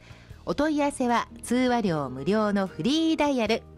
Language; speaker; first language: Japanese; native; Japanese